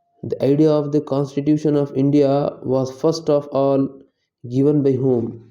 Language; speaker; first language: English; non-native, local second language; Tamil